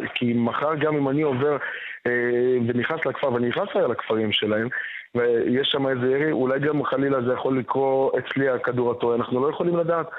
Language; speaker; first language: Hebrew; native; Hebrew